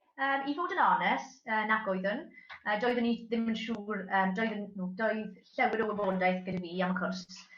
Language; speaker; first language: Welsh; non-native, local second language; English